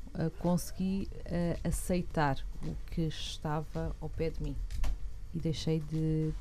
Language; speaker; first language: Portuguese; native; Portuguese